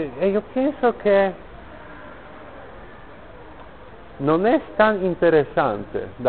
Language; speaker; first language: Spanish; non-native, learner; Polish